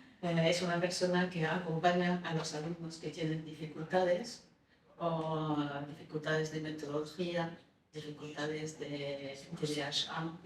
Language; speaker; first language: Spanish; non-native, learner; French